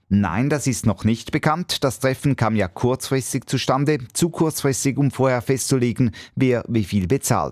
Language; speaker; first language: German; native; German